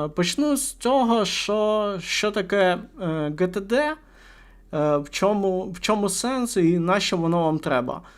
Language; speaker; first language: Ukrainian; non-native, local second language; Russian